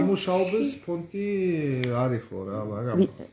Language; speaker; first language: Georgian; non-native, learner; German